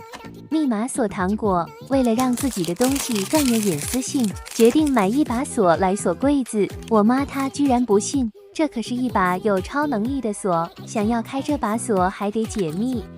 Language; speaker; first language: Chinese; native; Chinese